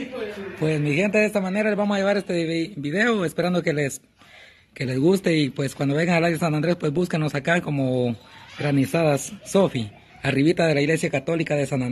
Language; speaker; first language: Spanish; native; Spanish